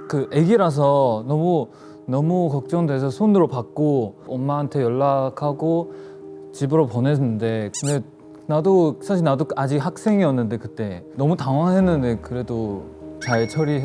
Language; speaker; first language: Korean; non-native, fluent; Chinese